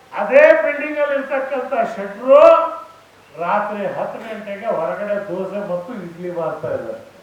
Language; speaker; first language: Kannada; native; Kannada